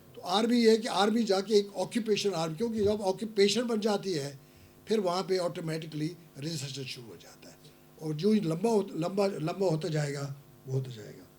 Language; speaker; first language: Urdu; non-native, local second language; Pashto